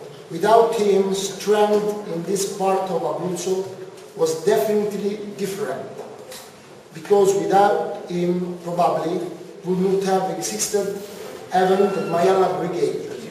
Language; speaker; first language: English; non-native, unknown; Italian